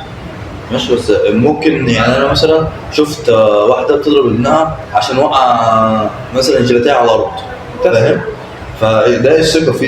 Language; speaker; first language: Arabic; native; Arabic